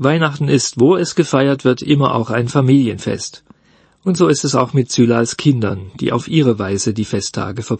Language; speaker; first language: German; native; German